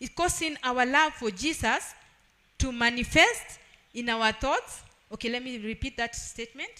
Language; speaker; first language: English; non-native, local second language; Swahili